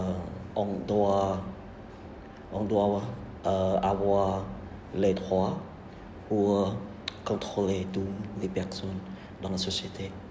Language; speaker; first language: French; non-native, learner; Khmer